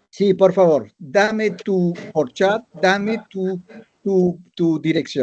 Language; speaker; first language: Spanish; non-native, learner; French